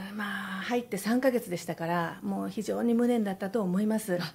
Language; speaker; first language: Japanese; native; Japanese